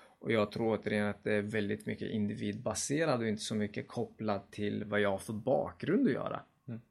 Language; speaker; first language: Swedish; early bilingual, other home language; Kurdish